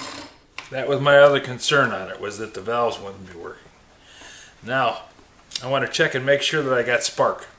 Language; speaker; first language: English; native; English